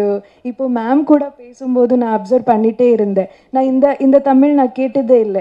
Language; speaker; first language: Tamil; non-native, learner; Kannada